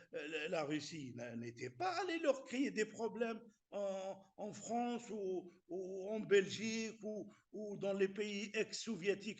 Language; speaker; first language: French; non-native, local second language; Arabic